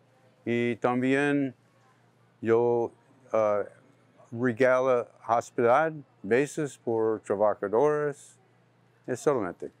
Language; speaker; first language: Spanish; non-native, learner; English